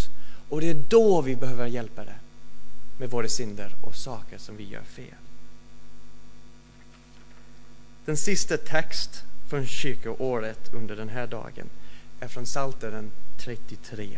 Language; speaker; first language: Swedish; non-native, fluent; English